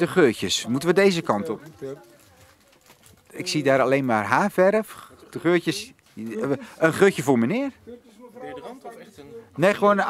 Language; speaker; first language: Dutch; native; Dutch